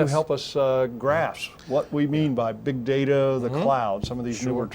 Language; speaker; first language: English; native; English